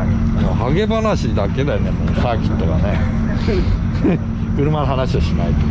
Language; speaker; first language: Japanese; native; Japanese